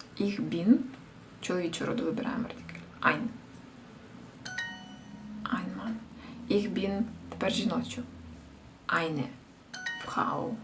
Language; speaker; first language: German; non-native, learner; Ukrainian